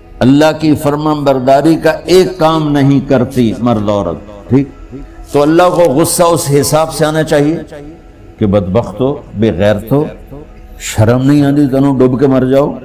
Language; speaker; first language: Urdu; non-native, local second language; Punjabi